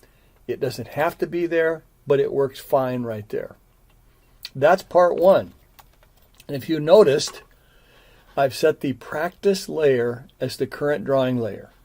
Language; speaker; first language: English; native; English